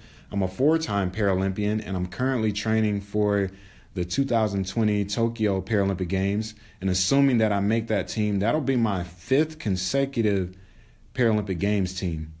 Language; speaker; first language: English; native; English